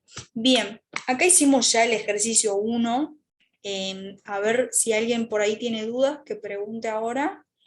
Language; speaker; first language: Spanish; native; Spanish